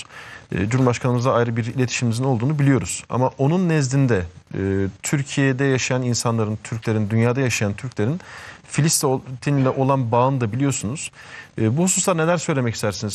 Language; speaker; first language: Turkish; native; Turkish